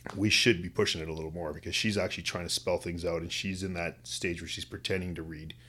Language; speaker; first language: English; native; English